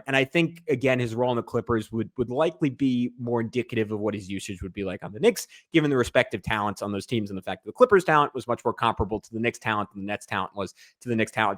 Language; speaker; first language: English; native; English